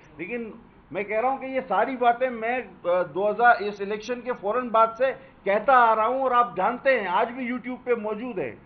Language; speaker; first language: Urdu; non-native, local second language; Sindhi